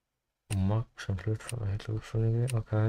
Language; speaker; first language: Icelandic; non-native, learner; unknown